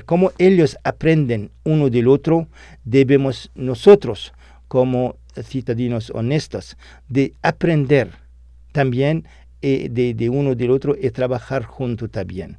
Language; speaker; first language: Spanish; non-native, fluent; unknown